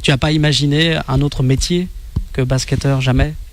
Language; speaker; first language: French; native; French